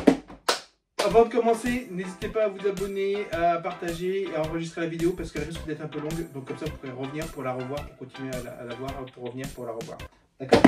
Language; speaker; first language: French; native; French